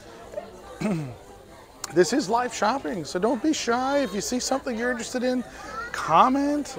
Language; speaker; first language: English; native; English